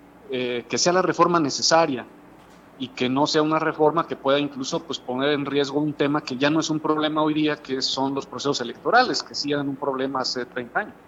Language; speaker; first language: Spanish; native; Spanish